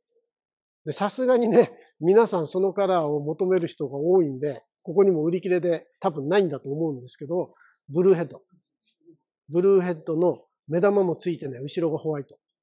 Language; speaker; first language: Japanese; native; Japanese